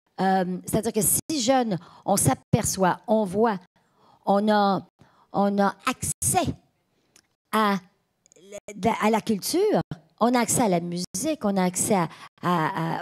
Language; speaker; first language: French; native; French